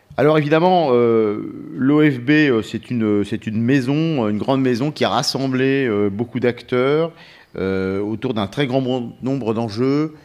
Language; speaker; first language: French; native; French